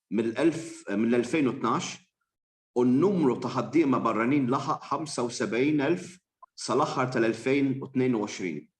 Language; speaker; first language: Arabic; non-native, fluent; English